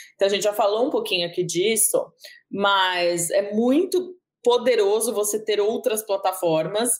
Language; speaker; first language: Portuguese; early bilingual, heritage; English